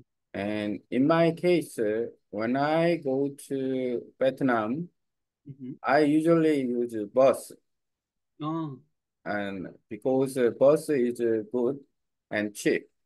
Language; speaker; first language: English; non-native, learner; Korean